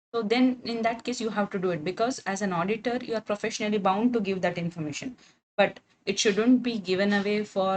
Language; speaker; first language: English; non-native, local second language; Kannada